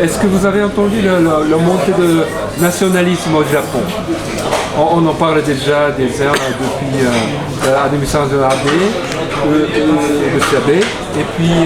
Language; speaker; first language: French; non-native, learner; Japanese